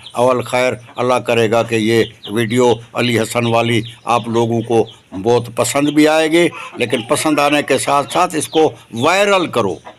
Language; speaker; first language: Urdu; non-native, local second language; Sindhi